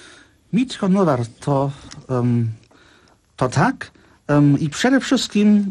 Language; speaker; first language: Polish; non-native, fluent; Czech